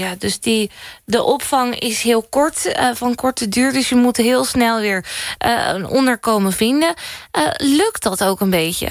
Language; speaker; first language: Dutch; native; Dutch